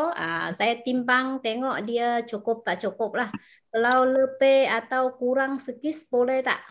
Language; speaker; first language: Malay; non-native, fluent; Vietnamese